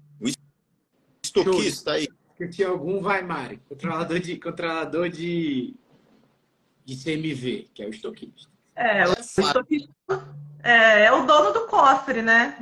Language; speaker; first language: Portuguese; native; Portuguese